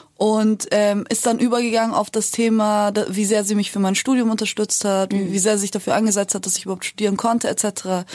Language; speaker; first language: German; early bilingual, other home language; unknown